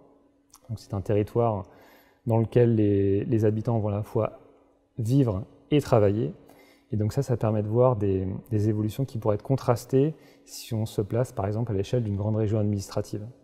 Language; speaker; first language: French; native; French